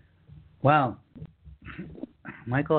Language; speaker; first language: English; native; English